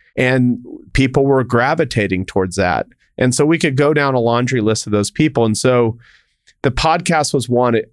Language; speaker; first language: English; native; English